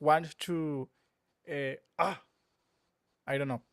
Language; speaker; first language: English; non-native, learner; Spanish